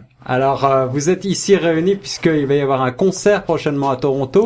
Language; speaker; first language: French; native; French